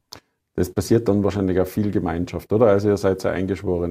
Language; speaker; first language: German; native; German